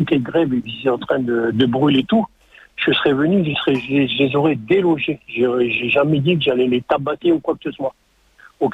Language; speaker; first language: French; native; French